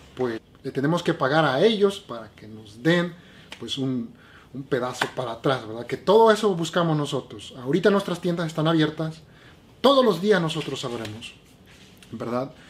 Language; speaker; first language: Spanish; native; Spanish